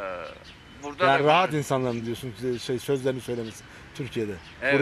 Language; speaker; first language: Turkish; native; Turkish